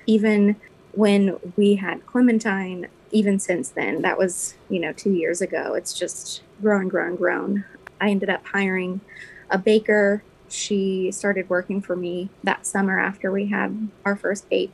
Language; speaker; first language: English; native; English